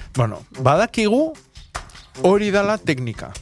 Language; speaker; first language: Basque; native; Basque